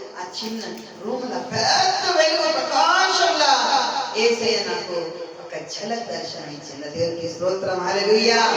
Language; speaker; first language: Telugu; non-native, learner; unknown